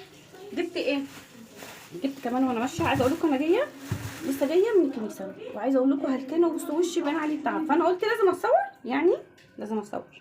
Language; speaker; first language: Arabic; native; Arabic